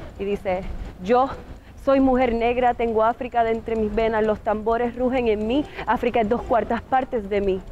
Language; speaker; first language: Spanish; native; Spanish